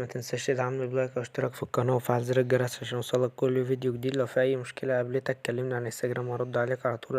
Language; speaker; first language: Arabic; native; Arabic